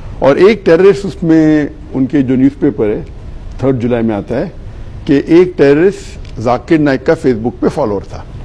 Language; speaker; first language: Urdu; non-native, local second language; Konkani